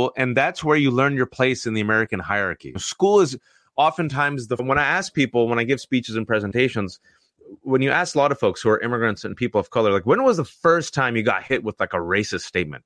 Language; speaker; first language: English; early bilingual, other home language; Urdu